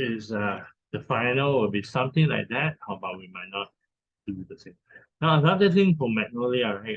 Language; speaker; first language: English; non-native, fluent; Chinese